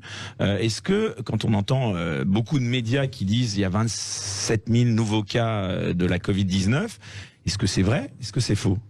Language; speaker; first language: French; native; French